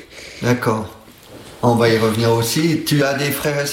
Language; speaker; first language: French; native; French